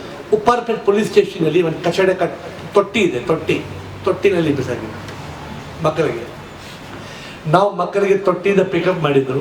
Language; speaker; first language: Kannada; non-native, local second language; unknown